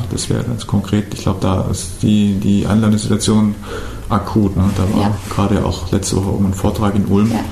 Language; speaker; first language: German; native; German